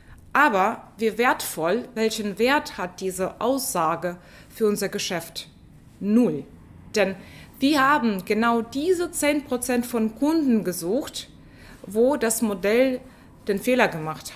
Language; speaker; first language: German; non-native, fluent; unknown